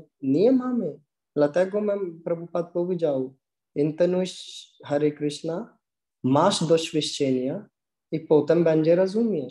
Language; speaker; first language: Polish; non-native, learner; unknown